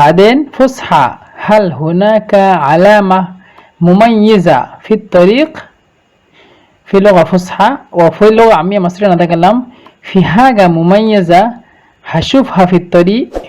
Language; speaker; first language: Arabic; non-native, fluent; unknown